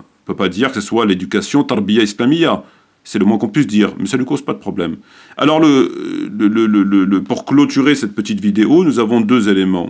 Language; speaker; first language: French; native; French